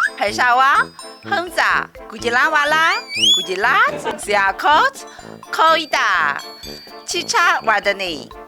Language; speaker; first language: Urdu; non-native, learner; Chinese